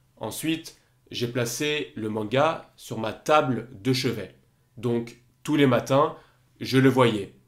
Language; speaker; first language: French; native; French